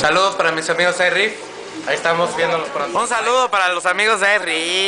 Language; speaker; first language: Spanish; native; Spanish